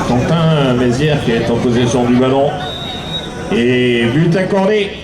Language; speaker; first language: French; native; French